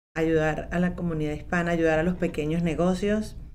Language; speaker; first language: Spanish; native; Spanish